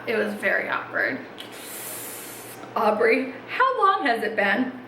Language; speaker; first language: English; native; English